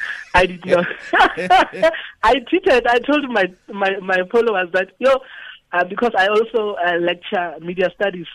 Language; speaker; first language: English; non-native, local second language; Tswana